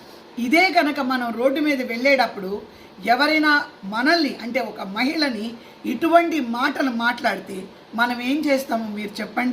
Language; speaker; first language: Telugu; native; Telugu